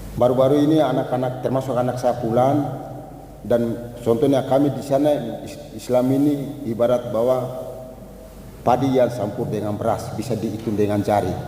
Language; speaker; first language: Indonesian; non-native, local second language; Tetum